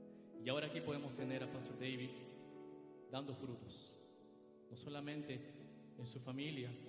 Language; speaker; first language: Spanish; native; Spanish